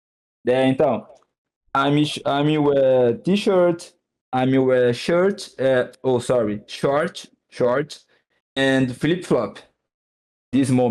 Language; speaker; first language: English; non-native, learner; Portuguese